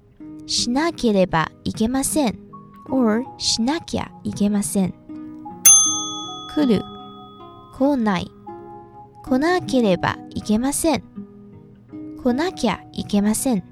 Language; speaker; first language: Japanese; non-native, fluent; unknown